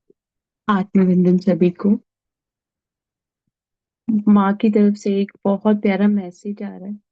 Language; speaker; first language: Hindi; native; Hindi